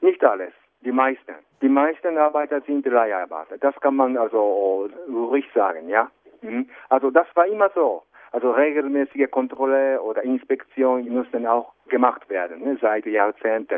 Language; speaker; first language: German; non-native, fluent; Japanese